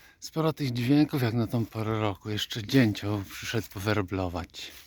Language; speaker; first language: Polish; native; Polish